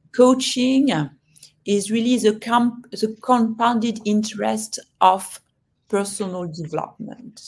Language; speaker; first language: English; non-native, fluent; French